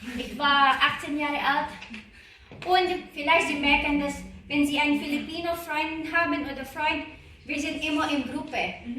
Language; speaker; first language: German; non-native, learner; Filipino